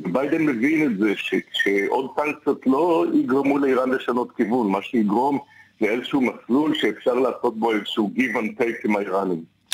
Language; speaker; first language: Hebrew; native; Hebrew